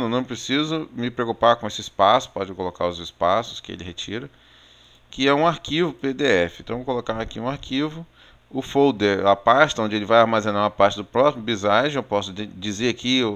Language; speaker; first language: Portuguese; native; Portuguese